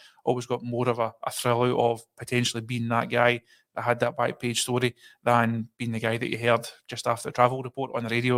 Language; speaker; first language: English; native; English